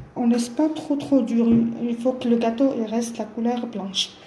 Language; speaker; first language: French; non-native, local second language; Arabic